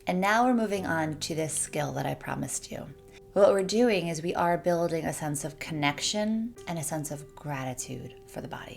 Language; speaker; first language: English; native; English